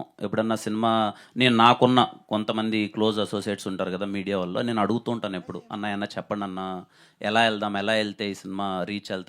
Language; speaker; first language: Telugu; native; Telugu